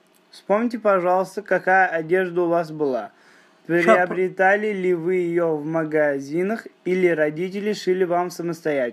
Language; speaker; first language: Russian; native; Russian